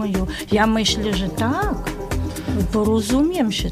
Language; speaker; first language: Polish; non-native, learner; Ukrainian